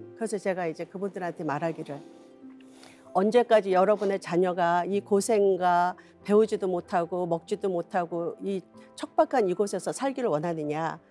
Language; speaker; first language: Korean; native; Korean